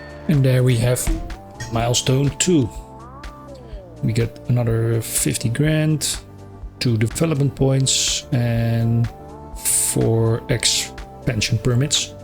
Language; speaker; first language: English; non-native, fluent; Dutch